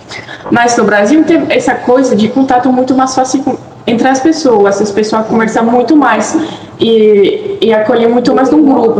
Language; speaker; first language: Portuguese; non-native, fluent; French